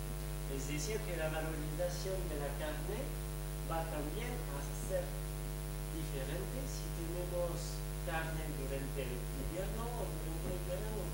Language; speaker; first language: Spanish; non-native, fluent; French